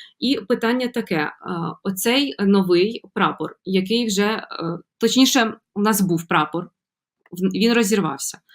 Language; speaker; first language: Ukrainian; native; Ukrainian